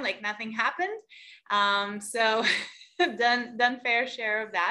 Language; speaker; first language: English; non-native, fluent; Russian